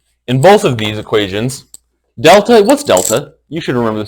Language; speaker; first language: English; native; English